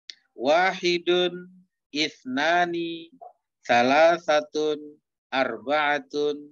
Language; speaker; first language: Arabic; non-native, fluent; Indonesian